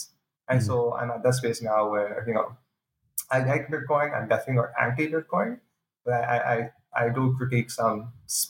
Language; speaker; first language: English; non-native, local second language; Urdu